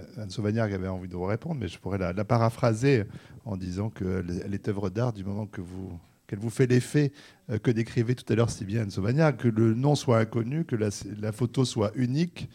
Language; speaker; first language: French; native; French